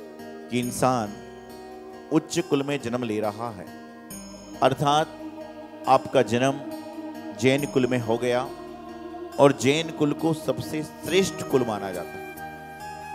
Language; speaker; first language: Hindi; native; Hindi